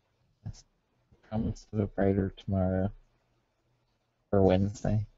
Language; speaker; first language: English; native; English